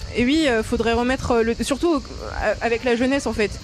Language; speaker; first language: French; native; French